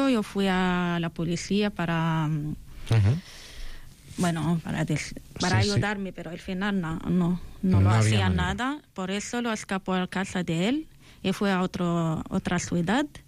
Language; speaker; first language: Spanish; non-native, learner; Arabic